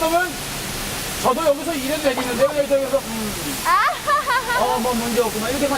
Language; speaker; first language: Korean; native; Korean